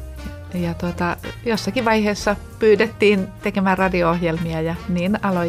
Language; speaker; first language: Finnish; native; Finnish